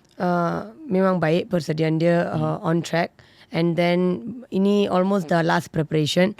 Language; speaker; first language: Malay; non-native, local second language; Tamil